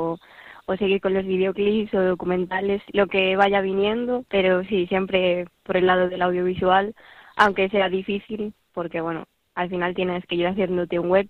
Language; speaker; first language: Spanish; native; Spanish